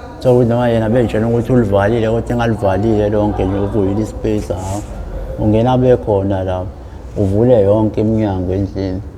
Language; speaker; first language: Zulu; native; Zulu